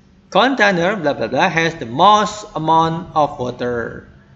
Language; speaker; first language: English; non-native, learner; Indonesian